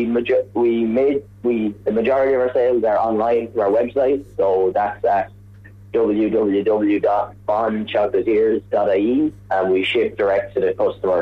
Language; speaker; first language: English; native; English